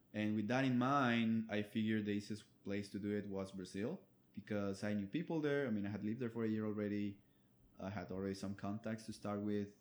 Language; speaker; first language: English; non-native, fluent; Spanish